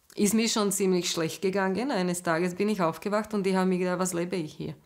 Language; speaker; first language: German; non-native, fluent; Slovak